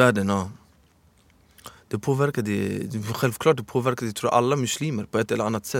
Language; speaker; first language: Swedish; early bilingual, other home language; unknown